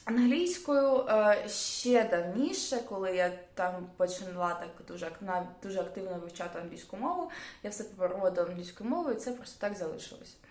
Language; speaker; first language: Ukrainian; non-native, local second language; Russian